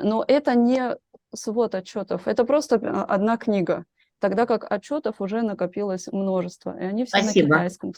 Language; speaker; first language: Russian; native; Russian